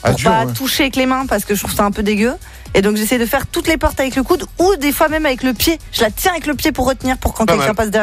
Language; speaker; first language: French; native; French